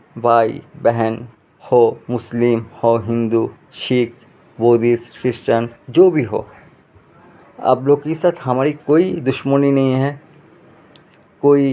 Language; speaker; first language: Hindi; non-native, fluent; Bangla